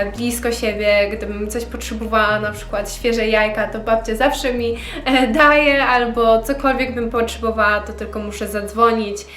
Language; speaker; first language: Polish; early bilingual, heritage; Polish